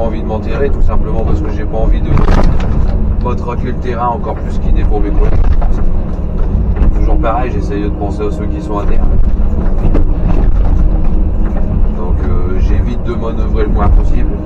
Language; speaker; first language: French; native; French